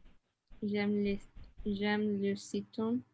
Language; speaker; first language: French; non-native, learner; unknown